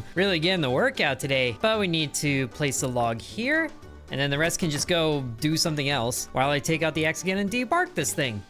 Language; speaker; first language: English; native; English